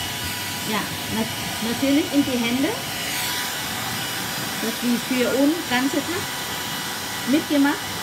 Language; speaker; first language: German; non-native, learner; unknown